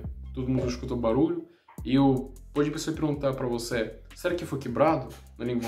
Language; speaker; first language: Portuguese; non-native, learner; Russian